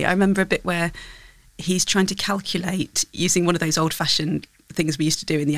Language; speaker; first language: English; native; English